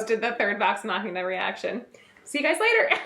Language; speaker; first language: English; native; English